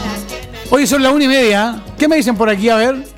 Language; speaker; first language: Spanish; native; Spanish